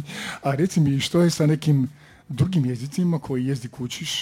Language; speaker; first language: Croatian; native; Croatian